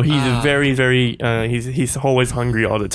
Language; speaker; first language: English; non-native, fluent; Chinese